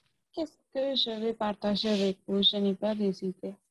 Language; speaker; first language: French; non-native, learner; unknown